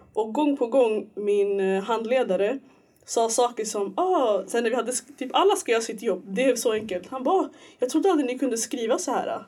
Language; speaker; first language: Swedish; early bilingual, other home language; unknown